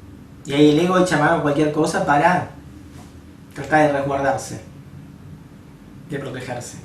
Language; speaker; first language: Spanish; native; Spanish